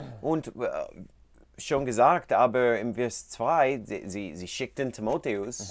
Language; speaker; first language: German; non-native, learner; English